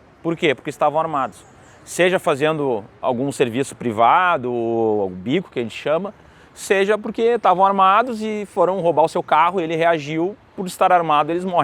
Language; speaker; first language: Portuguese; native; Portuguese